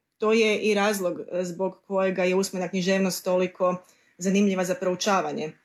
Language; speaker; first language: Croatian; native; Croatian